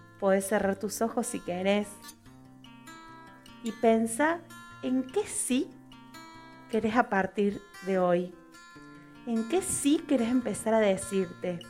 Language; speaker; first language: Spanish; native; Spanish